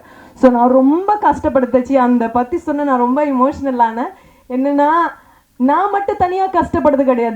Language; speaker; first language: Tamil; non-native, fluent; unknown